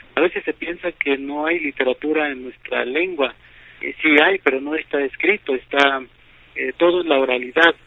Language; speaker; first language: Spanish; non-native, local second language; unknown